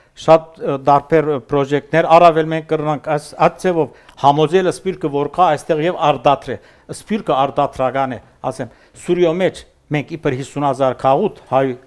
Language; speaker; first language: Armenian; native; Armenian